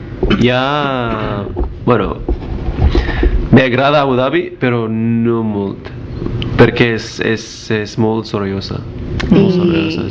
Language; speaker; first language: Catalan; non-native, learner; Arabic